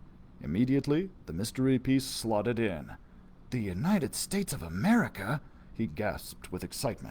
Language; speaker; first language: English; native; English